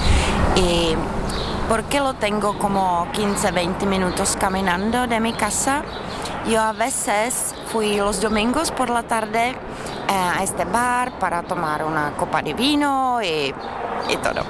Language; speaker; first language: Spanish; non-native, learner; Czech